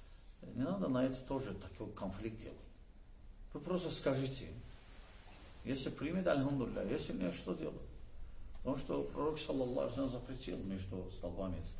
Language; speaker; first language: Russian; non-native, learner; Azerbaijani